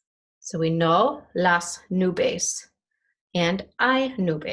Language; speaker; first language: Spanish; non-native, fluent; English